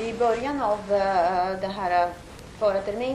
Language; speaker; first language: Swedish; non-native, fluent; Russian